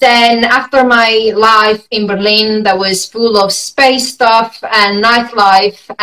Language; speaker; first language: English; non-native, fluent; Italian